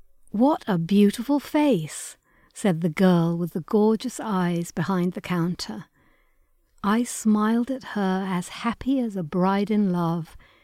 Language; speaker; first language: English; native; English